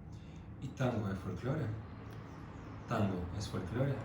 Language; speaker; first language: Spanish; non-native, fluent; Russian